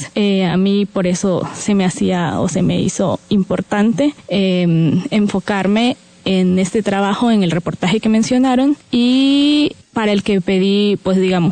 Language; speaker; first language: Spanish; native; Spanish